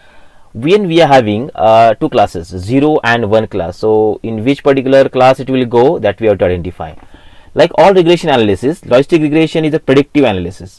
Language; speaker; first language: English; non-native, local second language; Marathi